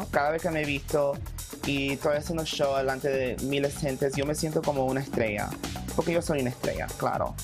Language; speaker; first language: Spanish; early bilingual, heritage; Spanish